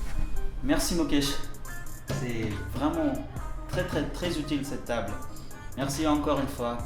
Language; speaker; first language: French; non-native, fluent; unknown